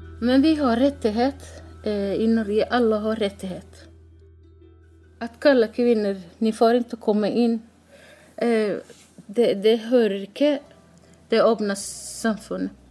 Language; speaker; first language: Norwegian; non-native, learner; Somali